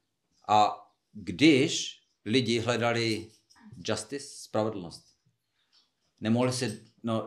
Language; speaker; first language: Czech; non-native, fluent; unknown